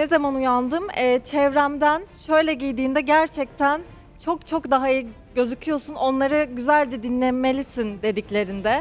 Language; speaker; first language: Turkish; native; Turkish